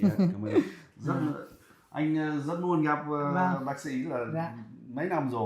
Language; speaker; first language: Vietnamese; non-native, learner; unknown